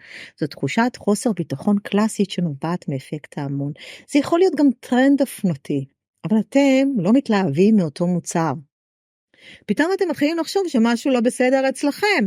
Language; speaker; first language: Hebrew; native; Hebrew